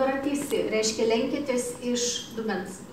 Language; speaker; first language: Lithuanian; native; Lithuanian